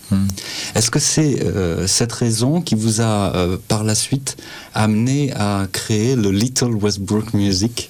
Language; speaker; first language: French; native; French